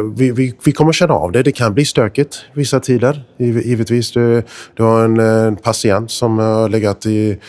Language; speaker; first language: Swedish; non-native, fluent; English